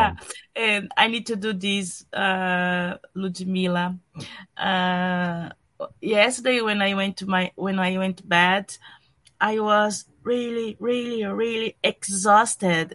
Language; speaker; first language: English; non-native, learner; Portuguese